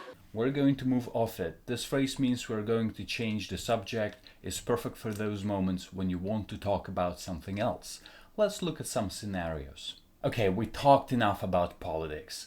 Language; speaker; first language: English; non-native, fluent; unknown